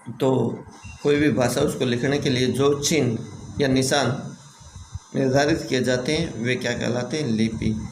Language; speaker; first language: Hindi; native; Hindi